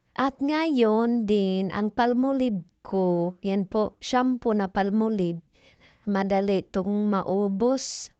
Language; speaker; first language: Filipino; non-native, local second language; Cebuano